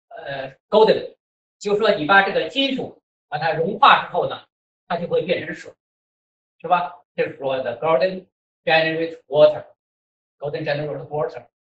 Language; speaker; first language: Chinese; native; Chinese